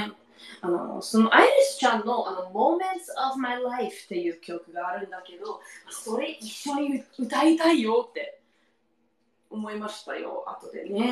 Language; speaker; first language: Japanese; non-native, learner; English